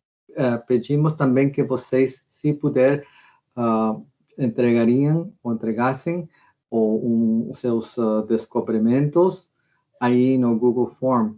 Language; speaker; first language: Portuguese; non-native, fluent; Spanish